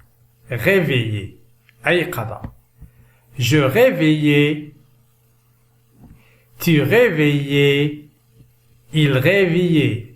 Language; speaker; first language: French; non-native, local second language; Arabic